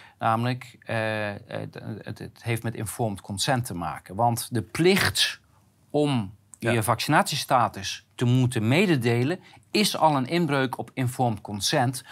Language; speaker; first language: Dutch; native; Dutch